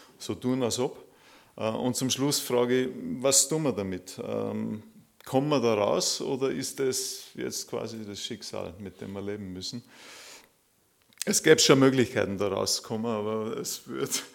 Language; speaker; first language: German; native; German